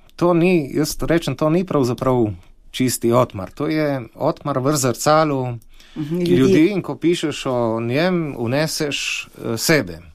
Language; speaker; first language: Slovenian; native; Slovenian